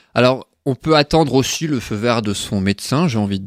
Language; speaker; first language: French; native; French